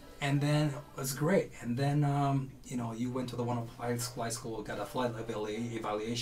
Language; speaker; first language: English; non-native, fluent; Japanese